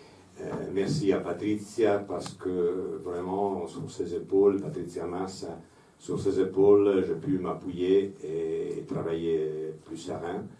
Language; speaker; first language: French; non-native, fluent; Italian